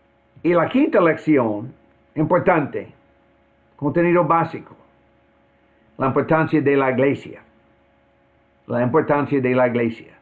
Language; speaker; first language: Spanish; non-native, fluent; English